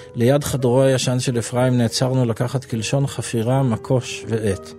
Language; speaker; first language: Hebrew; native; Hebrew